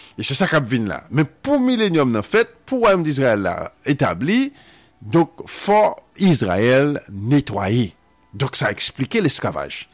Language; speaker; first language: French; non-native, local second language; Haitian Creole